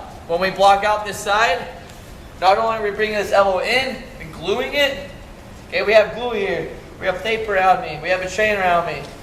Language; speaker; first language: English; native; English